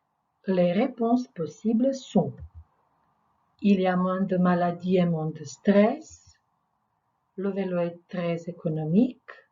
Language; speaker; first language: French; non-native, fluent; Croatian